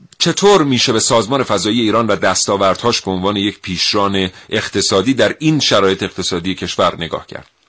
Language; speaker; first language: Persian; native; Persian